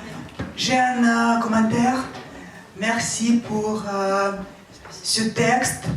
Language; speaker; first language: French; non-native, fluent; Russian